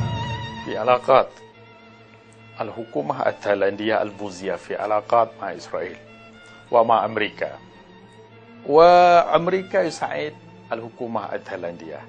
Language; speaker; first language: Arabic; non-native, learner; Malay